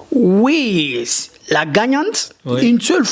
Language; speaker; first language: French; non-native, local second language; Susu